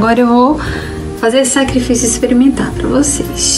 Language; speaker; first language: Portuguese; native; Portuguese